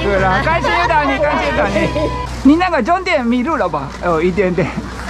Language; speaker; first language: Chinese; non-native, fluent; Japanese